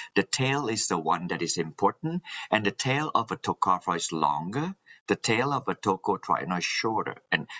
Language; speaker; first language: English; non-native, local second language; Min Nan Chinese